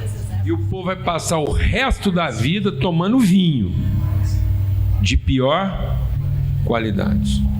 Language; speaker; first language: Portuguese; native; Portuguese